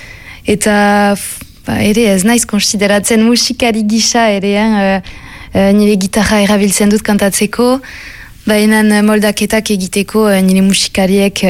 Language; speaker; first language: Basque; non-native, local second language; French